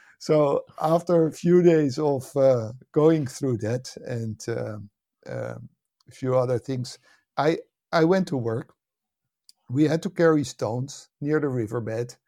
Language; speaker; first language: English; non-native, fluent; Dutch